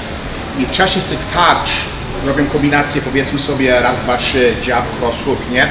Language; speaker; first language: Polish; early bilingual, heritage; Polish